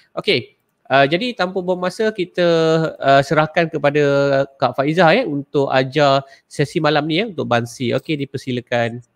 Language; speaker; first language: Malay; native; Malay